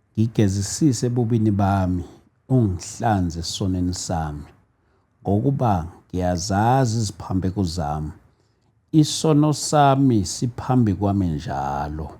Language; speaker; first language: Zulu; native; Zulu